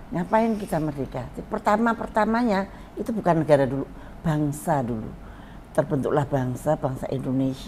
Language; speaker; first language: Indonesian; native; Indonesian